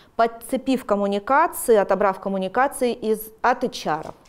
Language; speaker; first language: Russian; native; Russian